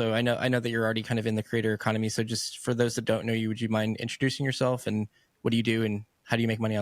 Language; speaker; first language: English; native; English